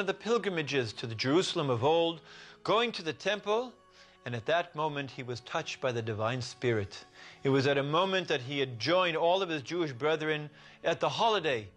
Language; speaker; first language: English; native; English